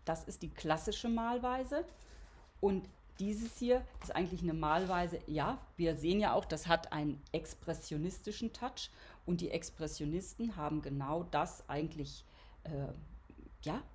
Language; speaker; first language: German; native; German